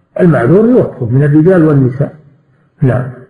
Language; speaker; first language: Arabic; native; Arabic